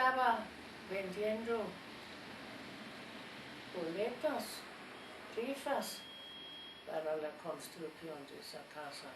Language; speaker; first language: Spanish; non-native, fluent; German